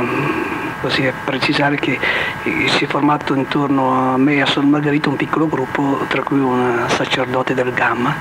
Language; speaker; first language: Italian; native; Italian